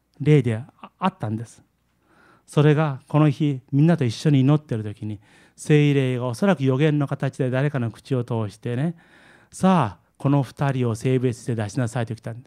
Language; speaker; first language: Japanese; early bilingual, heritage; Japanese